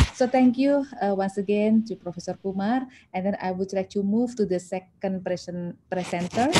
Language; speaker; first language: English; non-native, fluent; Indonesian